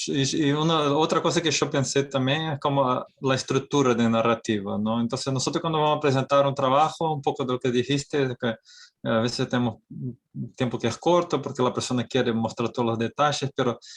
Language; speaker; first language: Spanish; non-native, fluent; Portuguese